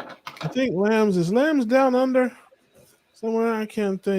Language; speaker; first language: English; native; English